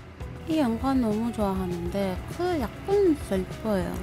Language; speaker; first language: Korean; non-native, learner; English